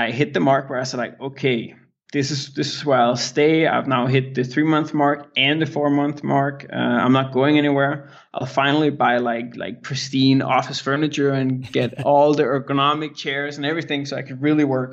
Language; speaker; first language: English; non-native, fluent; Danish